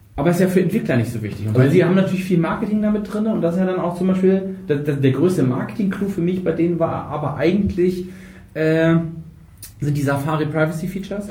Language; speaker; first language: German; native; German